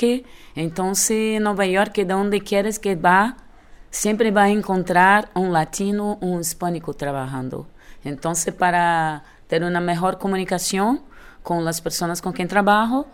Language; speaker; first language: Spanish; non-native, learner; Portuguese